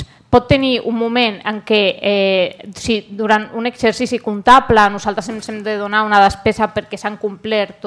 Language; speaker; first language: Catalan; native; Catalan